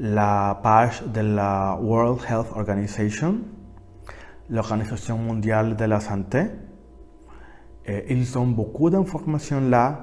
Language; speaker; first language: French; non-native, learner; Spanish